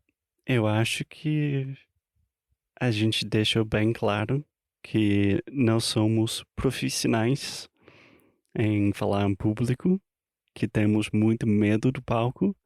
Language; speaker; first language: Portuguese; non-native, fluent; English